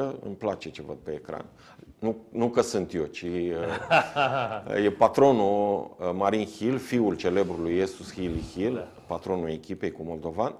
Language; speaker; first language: Romanian; native; Romanian